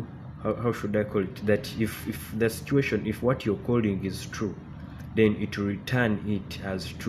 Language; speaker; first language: English; non-native, local second language; Ganda